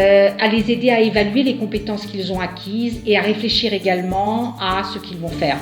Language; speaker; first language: French; non-native, fluent; Italian